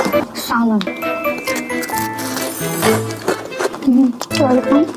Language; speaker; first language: Chinese; non-native, learner; Korean